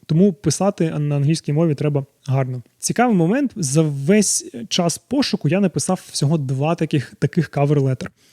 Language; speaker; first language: Ukrainian; non-native, local second language; Russian